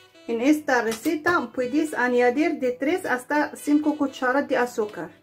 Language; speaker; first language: Spanish; non-native, fluent; Arabic